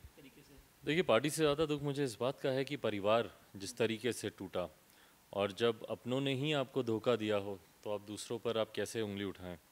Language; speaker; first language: Hindi; native; Hindi